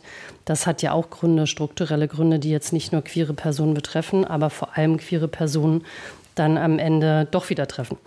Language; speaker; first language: German; native; German